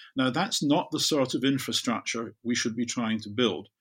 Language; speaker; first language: English; native; English